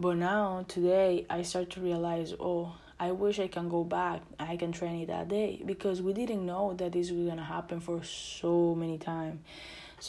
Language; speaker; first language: English; non-native, learner; Spanish